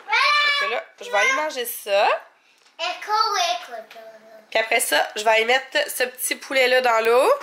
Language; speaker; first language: French; native; French